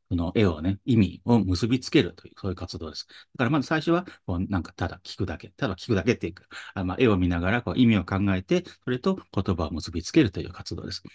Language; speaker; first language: Japanese; native; Japanese